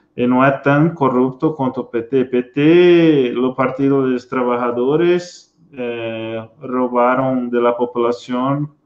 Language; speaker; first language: Spanish; non-native, learner; Portuguese